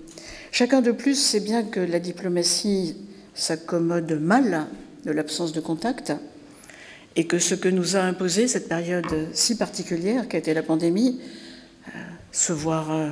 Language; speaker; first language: French; native; French